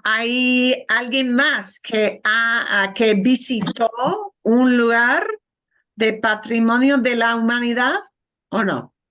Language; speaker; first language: Spanish; non-native, fluent; English